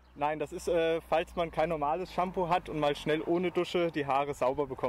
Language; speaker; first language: German; native; German